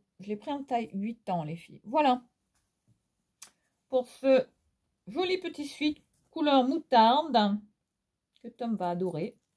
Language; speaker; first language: French; native; French